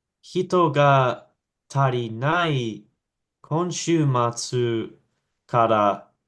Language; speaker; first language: Japanese; non-native, learner; English